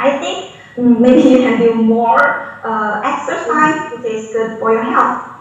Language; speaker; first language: English; non-native, learner; Chinese